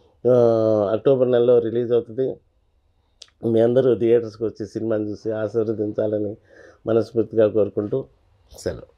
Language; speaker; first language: Telugu; native; Telugu